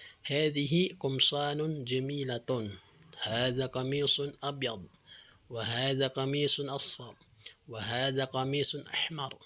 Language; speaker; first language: Arabic; non-native, fluent; Filipino